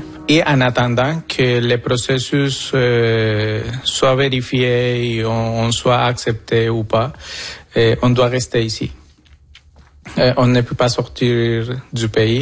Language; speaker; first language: French; non-native, fluent; Spanish